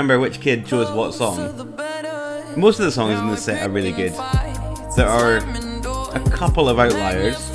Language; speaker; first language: English; native; English